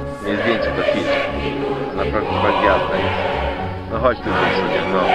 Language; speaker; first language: Polish; native; Polish